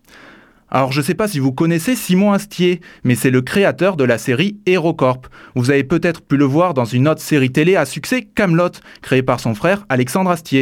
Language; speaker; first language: French; native; French